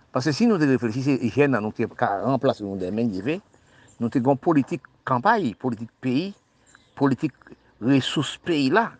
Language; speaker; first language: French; non-native, local second language; Haitian Creole